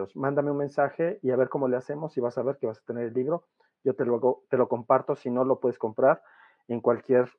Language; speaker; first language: Spanish; native; Spanish